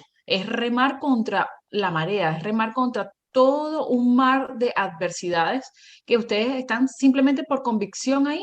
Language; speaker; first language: Spanish; native; Spanish